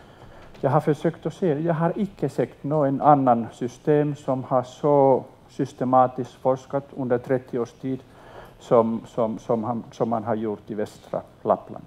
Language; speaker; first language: Swedish; non-native, local second language; Finnish